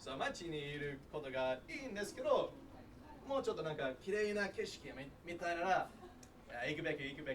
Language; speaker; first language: Japanese; non-native, learner; English